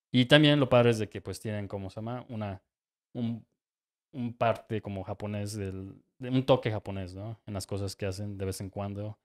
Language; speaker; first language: Spanish; native; Spanish